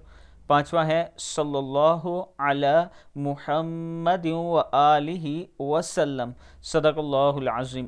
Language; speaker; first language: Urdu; non-native, local second language; Punjabi